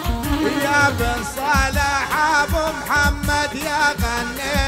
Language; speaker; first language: Arabic; native; Arabic